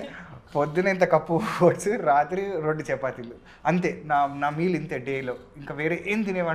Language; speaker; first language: Telugu; native; Telugu